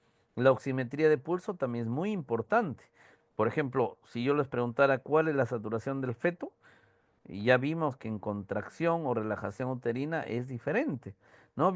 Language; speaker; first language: Spanish; native; Spanish